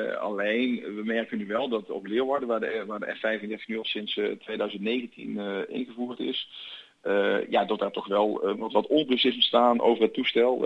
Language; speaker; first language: Dutch; native; Dutch